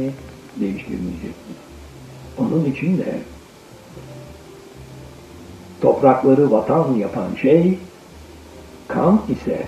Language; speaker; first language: Turkish; native; Turkish